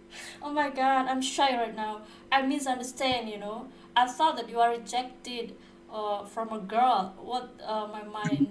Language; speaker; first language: English; non-native, learner; Indonesian